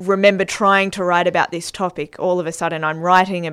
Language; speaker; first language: English; native; English